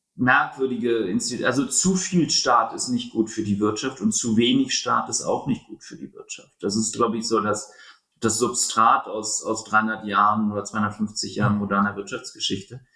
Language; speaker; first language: German; native; German